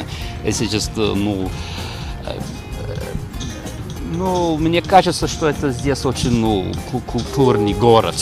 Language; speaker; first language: Russian; non-native, learner; Lithuanian